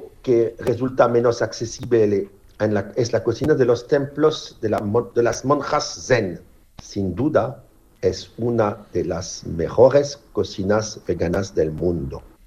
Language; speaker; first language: Spanish; non-native, fluent; French